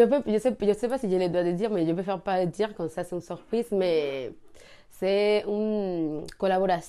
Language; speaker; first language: French; non-native, learner; Spanish